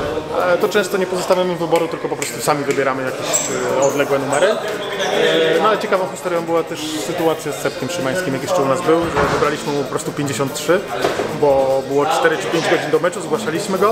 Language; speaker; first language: Polish; native; Polish